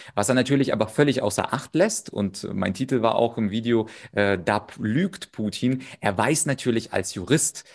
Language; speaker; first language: German; early bilingual, other home language; Russian